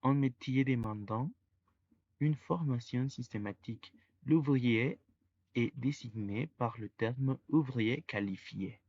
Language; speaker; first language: French; non-native, fluent; Spanish